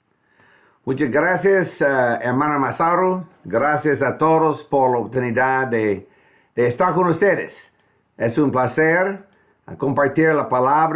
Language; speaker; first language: Spanish; non-native, fluent; English